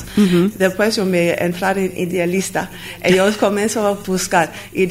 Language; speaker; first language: Spanish; non-native, learner; Armenian